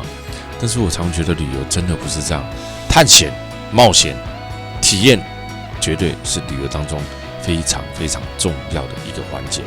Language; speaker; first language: Chinese; native; Chinese